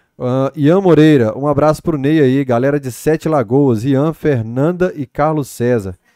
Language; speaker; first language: Portuguese; native; Portuguese